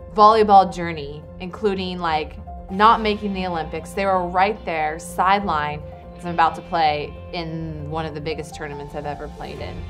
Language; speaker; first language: English; native; English